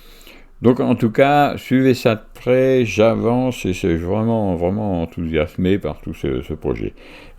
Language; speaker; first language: French; native; French